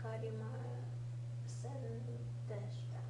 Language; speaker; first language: Japanese; non-native, learner; English